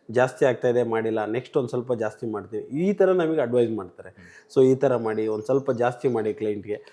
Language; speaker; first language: Kannada; native; Kannada